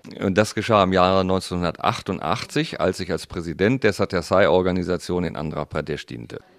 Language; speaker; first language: German; native; German